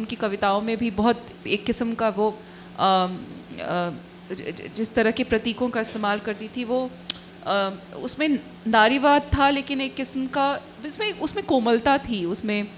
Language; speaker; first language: Hindi; native; Hindi